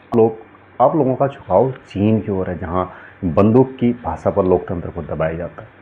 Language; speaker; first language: Hindi; native; Hindi